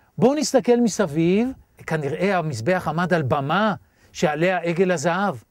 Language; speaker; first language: Hebrew; native; Hebrew